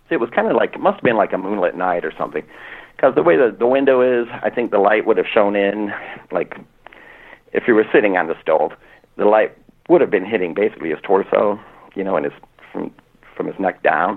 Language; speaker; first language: English; native; English